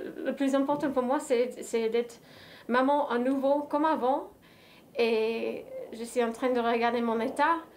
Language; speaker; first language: French; non-native, fluent; English